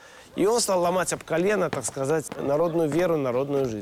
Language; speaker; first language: Russian; native; Russian